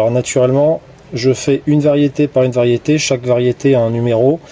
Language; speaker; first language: French; native; French